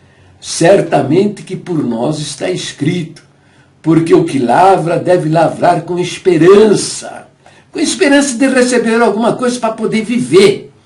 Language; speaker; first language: Portuguese; native; Portuguese